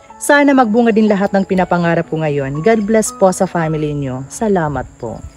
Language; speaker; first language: Filipino; non-native, local second language; Waray